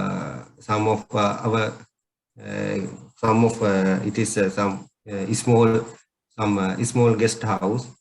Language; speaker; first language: English; non-native, learner; Sinhala